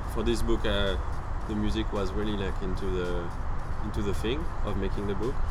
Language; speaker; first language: English; non-native, fluent; French